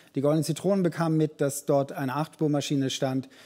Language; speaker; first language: German; native; German